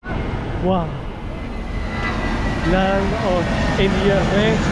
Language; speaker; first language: English; non-native, learner; Burmese